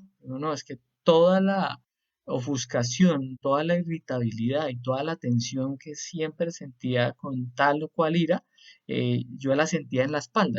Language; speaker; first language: Spanish; native; Spanish